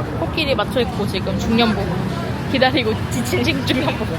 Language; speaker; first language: Korean; native; Korean